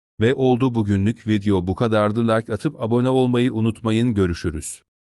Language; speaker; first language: Turkish; native; Turkish